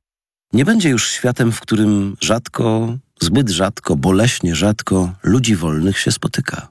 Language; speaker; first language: Polish; native; Polish